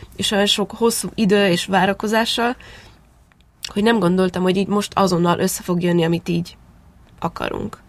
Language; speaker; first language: Hungarian; early bilingual, heritage; Hungarian